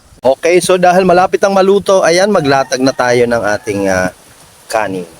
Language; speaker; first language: Filipino; native; Filipino